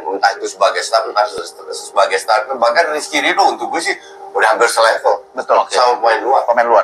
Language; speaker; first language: Indonesian; native; Indonesian